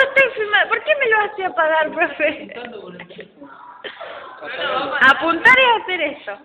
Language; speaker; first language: Spanish; native; Spanish